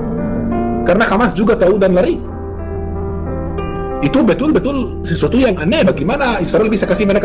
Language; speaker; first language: Indonesian; non-native, fluent; Hebrew